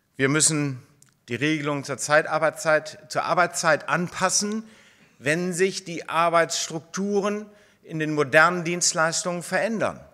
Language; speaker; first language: German; native; German